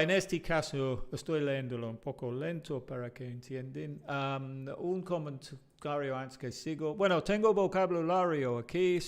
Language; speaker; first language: Spanish; non-native, fluent; English